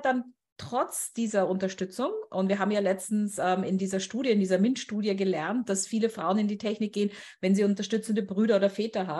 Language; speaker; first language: German; native; German